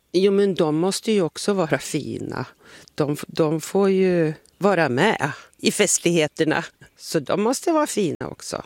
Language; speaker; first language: Swedish; native; Swedish